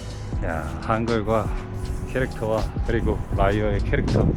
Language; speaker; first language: Korean; native; Korean